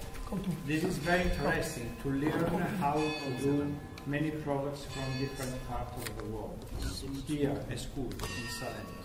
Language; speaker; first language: English; non-native, learner; Italian